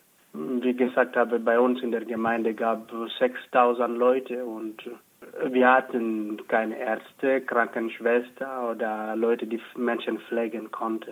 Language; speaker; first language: German; non-native, fluent; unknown